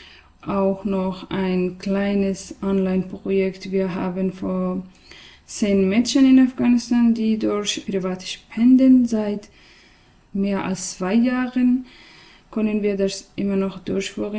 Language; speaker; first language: German; non-native, learner; Persian